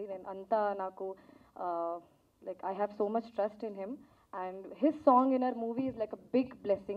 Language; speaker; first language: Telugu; non-native, learner; Hindi